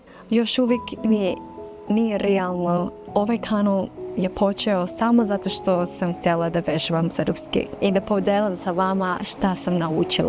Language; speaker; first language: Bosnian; non-native, fluent; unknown